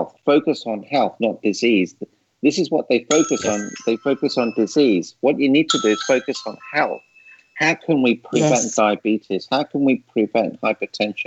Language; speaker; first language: English; native; English